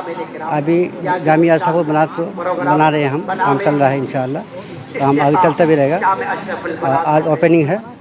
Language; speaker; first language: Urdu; non-native, local second language; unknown